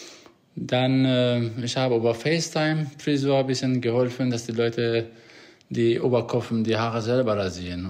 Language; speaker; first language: German; non-native, fluent; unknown